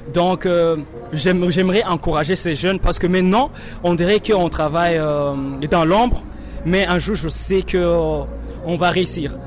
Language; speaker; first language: French; non-native, local second language; Rundi